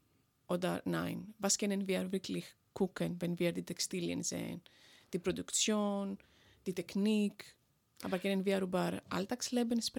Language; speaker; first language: German; non-native, fluent; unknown